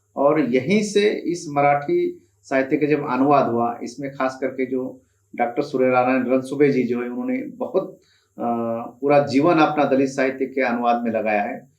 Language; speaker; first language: Hindi; non-native, local second language; Marathi